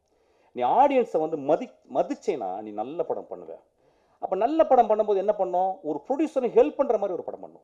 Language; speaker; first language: Tamil; native; Tamil